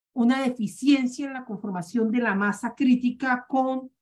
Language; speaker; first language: Spanish; native; Spanish